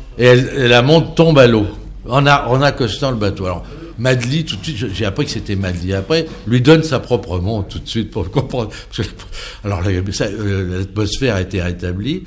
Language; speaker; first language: French; native; French